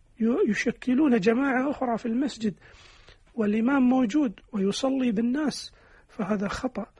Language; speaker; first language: Arabic; native; Arabic